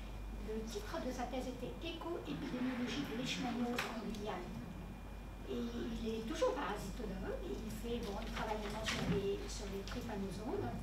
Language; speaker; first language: French; native; French